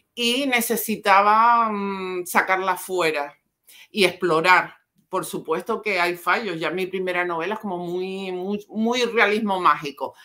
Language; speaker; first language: Spanish; native; Spanish